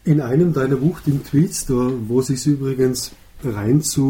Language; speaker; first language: German; native; German